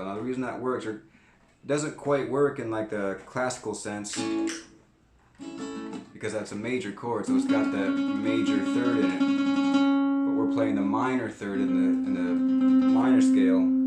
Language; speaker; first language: English; native; English